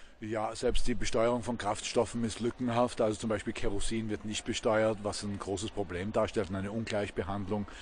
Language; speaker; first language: German; native; German